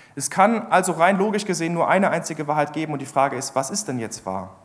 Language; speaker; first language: German; native; German